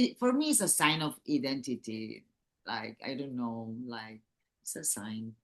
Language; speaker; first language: English; non-native, learner; Catalan